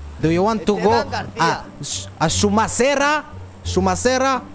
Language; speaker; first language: English; non-native, learner; French